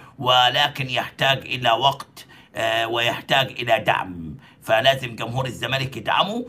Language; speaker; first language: Arabic; native; Arabic